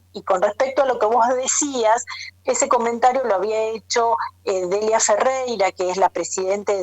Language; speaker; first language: Spanish; native; Spanish